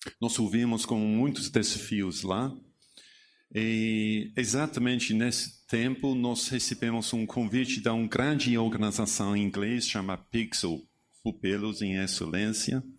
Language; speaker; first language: Portuguese; non-native, learner; English